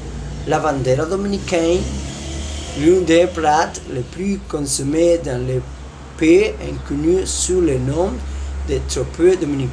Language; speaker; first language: French; non-native, learner; Spanish